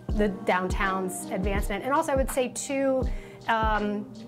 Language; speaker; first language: English; native; English